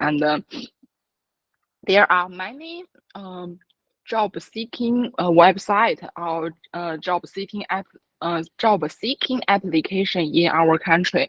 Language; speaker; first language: English; non-native, fluent; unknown